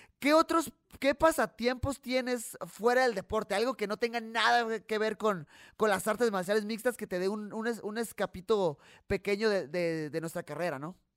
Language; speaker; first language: Spanish; native; Spanish